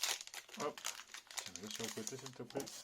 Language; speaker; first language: French; native; French